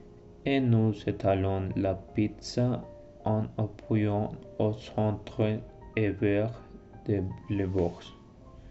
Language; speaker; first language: French; non-native, learner; Spanish